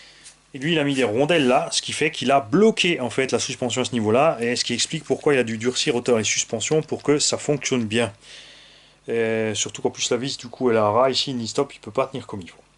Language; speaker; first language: French; native; French